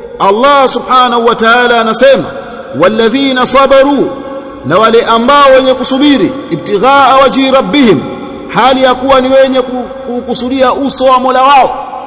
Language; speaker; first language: Swahili; native; Swahili